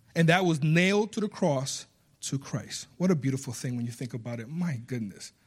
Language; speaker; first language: English; early bilingual, other home language; Spanish